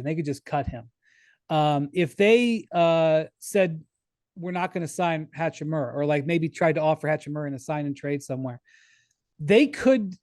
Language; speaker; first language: English; native; English